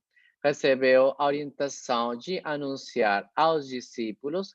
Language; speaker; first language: Portuguese; non-native, fluent; Spanish